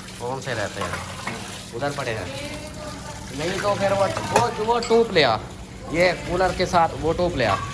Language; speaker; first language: Urdu; non-native, local second language; Saraiki